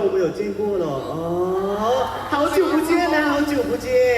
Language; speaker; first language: Chinese; non-native, fluent; Thai